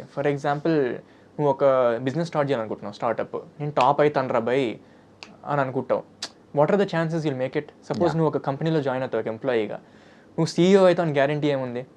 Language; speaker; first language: Telugu; early bilingual, heritage; Telugu